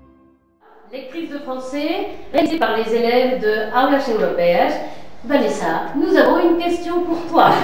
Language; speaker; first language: French; non-native, learner; Spanish